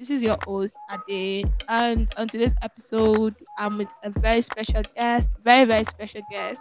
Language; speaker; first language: English; non-native, local second language; Yoruba